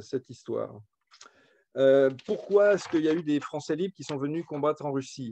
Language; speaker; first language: French; native; French